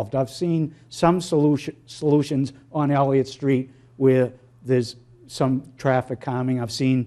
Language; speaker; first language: English; native; English